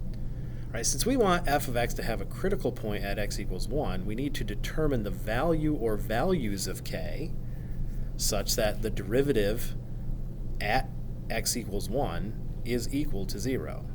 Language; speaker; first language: English; native; English